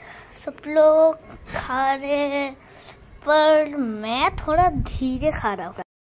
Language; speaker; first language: Hindi; non-native, local second language; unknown